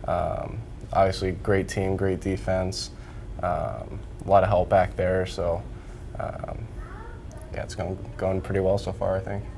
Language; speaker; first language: English; native; English